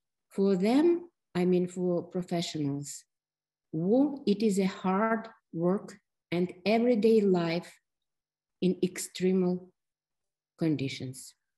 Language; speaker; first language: English; non-native, fluent; Ukrainian